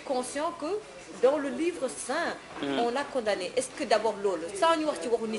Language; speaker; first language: French; non-native, local second language; Wolof